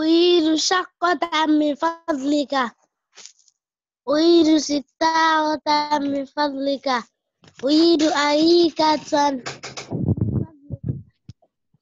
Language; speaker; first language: Arabic; non-native, learner; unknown